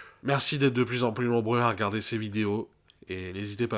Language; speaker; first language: French; native; French